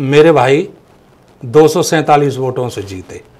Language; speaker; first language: Hindi; native; Hindi